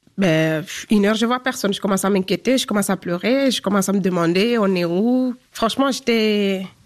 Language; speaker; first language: French; non-native, local second language; Fula